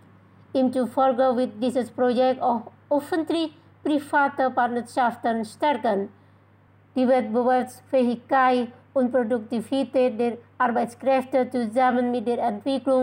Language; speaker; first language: German; non-native, fluent; Indonesian